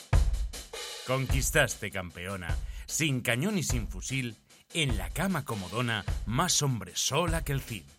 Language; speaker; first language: Spanish; native; Spanish